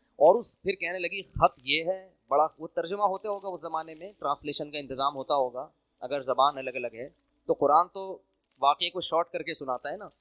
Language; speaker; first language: Urdu; native; Urdu